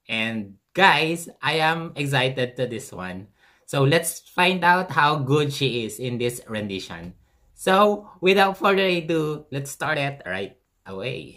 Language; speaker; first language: English; non-native, local second language; Filipino